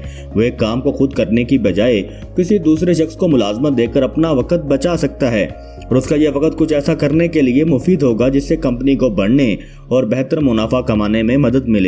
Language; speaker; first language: Urdu; native; Urdu